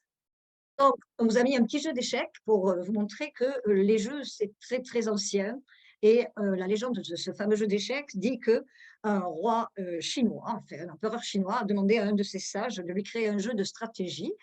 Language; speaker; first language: French; native; French